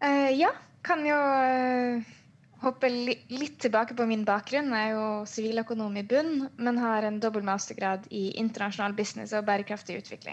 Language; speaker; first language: Norwegian; native; Norwegian